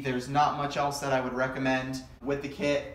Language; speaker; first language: English; native; English